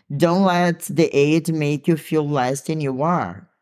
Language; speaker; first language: English; non-native, learner; Portuguese